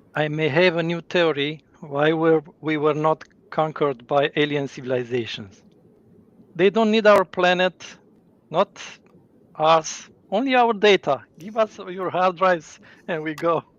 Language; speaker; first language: English; non-native, fluent; Romanian